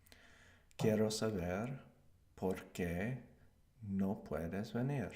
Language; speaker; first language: Spanish; non-native, learner; English